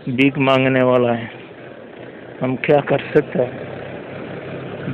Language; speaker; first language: Hindi; non-native, local second language; Telugu